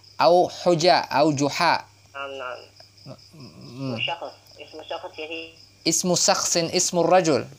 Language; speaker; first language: Arabic; non-native, fluent; Indonesian